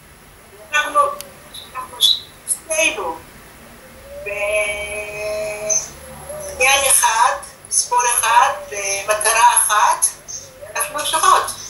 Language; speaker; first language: Hebrew; non-native, fluent; Arabic